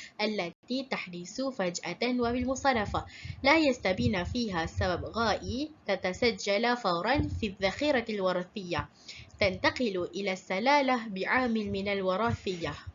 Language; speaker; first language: Arabic; non-native, learner; Malay